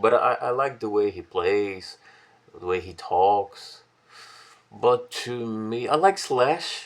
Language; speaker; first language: English; non-native, fluent; Portuguese